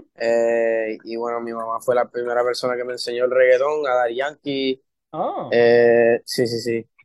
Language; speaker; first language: Spanish; early bilingual, heritage; Spanish